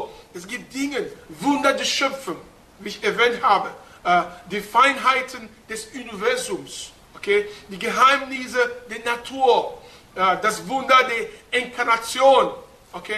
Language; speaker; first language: German; non-native, fluent; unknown